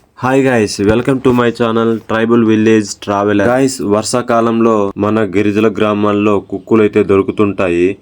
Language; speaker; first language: Telugu; non-native, local second language; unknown